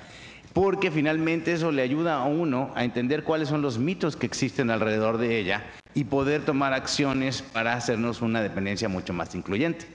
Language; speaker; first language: Spanish; native; Spanish